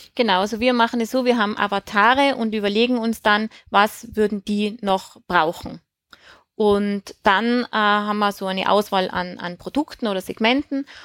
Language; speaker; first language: German; native; German